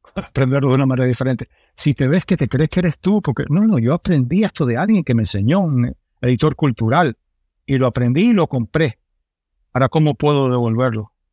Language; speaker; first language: Spanish; early bilingual, heritage; Spanish